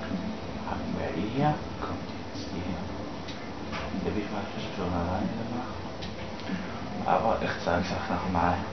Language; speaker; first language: German; native; German